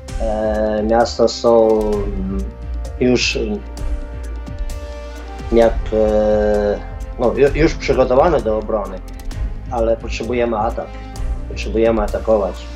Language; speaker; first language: Polish; non-native, fluent; Ukrainian